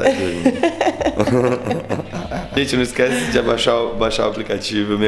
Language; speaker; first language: Portuguese; native; Portuguese